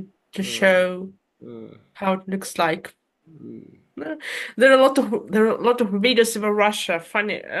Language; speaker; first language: English; non-native, fluent; Russian